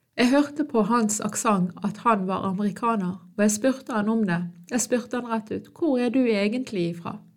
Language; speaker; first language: Norwegian; early bilingual, other home language; Arabic